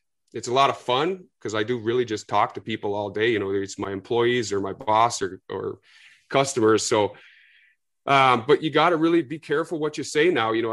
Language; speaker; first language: English; native; English